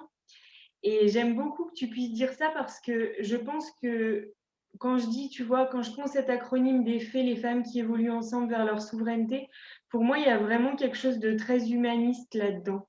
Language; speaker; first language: French; native; French